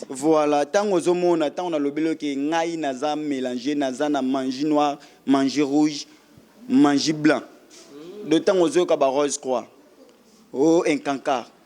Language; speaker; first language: Lingala; non-native, local second language; Kongo